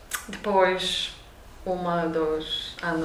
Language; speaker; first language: Portuguese; non-native, learner; Lithuanian